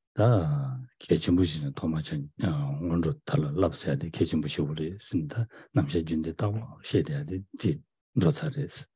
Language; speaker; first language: French; non-native, learner; Tibetan